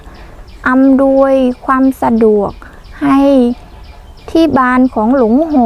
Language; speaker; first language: Thai; non-native, learner; Vietnamese